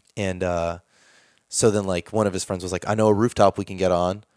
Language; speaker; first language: English; native; English